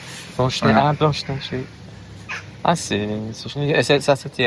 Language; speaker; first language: French; non-native, fluent; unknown